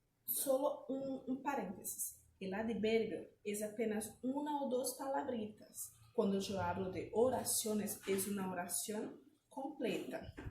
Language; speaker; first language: Spanish; non-native, fluent; Portuguese